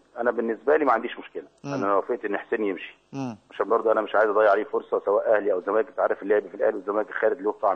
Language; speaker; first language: Arabic; native; Arabic